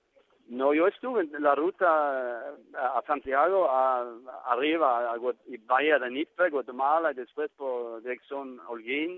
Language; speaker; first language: Spanish; non-native, learner; Norwegian